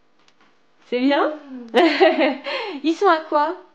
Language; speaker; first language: French; native; French